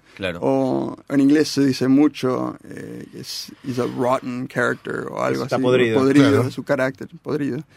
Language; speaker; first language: Spanish; early bilingual, heritage; Spanish